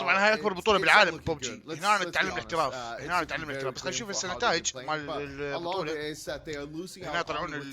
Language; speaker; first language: Arabic; native; Arabic